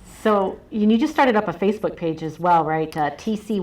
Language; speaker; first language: English; native; English